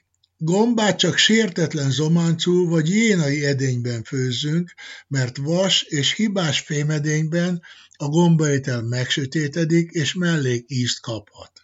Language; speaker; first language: Hungarian; native; Hungarian